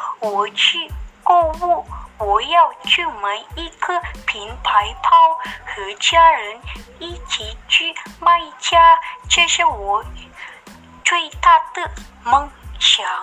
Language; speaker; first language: Chinese; non-native, learner; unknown